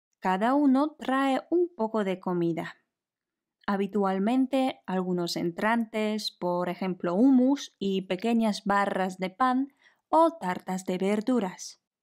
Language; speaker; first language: Spanish; non-native, fluent; Polish